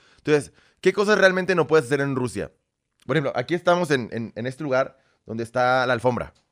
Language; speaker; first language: Spanish; early bilingual, other home language; Russian